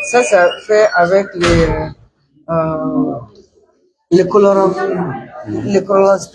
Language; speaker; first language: French; non-native, fluent; Russian